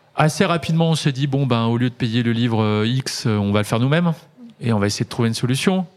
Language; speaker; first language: French; native; French